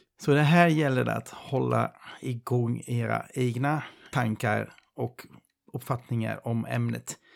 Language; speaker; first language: Swedish; non-native, fluent; Dutch